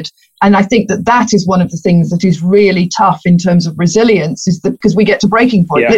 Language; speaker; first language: English; native; English